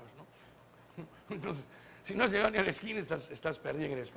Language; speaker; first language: Spanish; native; Spanish